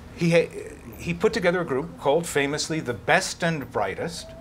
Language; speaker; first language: English; native; English